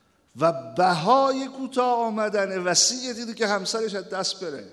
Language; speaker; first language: Persian; native; Persian